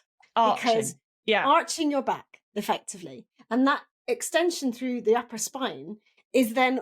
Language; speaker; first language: English; native; English